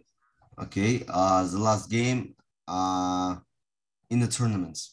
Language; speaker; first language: English; non-native, fluent; Russian